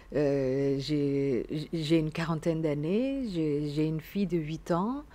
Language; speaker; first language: French; non-native, fluent; Indonesian